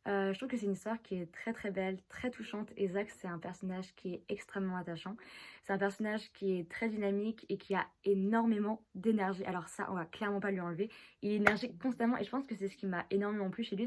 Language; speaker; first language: French; native; French